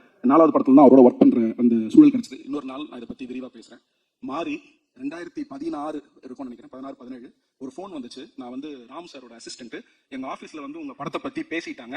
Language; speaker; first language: Tamil; native; Tamil